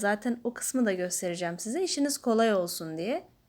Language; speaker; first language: Turkish; native; Turkish